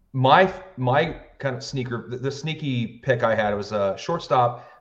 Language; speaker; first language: English; native; English